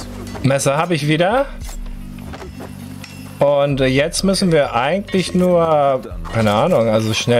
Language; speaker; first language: German; native; German